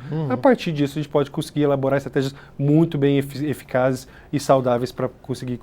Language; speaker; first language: Portuguese; native; Portuguese